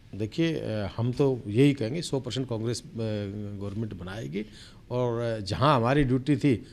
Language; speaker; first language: Hindi; native; Hindi